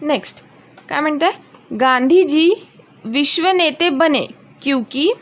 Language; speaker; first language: Hindi; non-native, local second language; Marathi